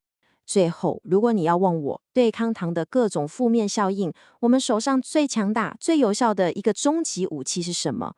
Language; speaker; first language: Chinese; native; Chinese